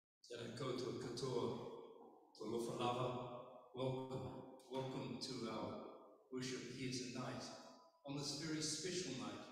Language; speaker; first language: English; native; English